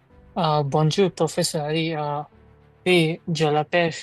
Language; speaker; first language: French; non-native, learner; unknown